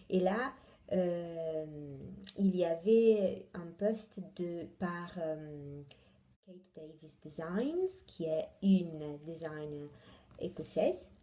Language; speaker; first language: French; non-native, fluent; Italian